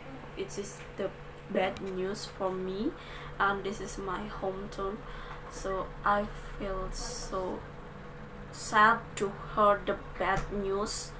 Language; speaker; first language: English; non-native, learner; Balinese